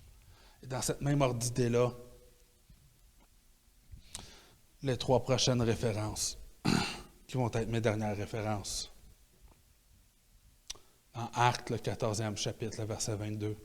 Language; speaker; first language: French; native; French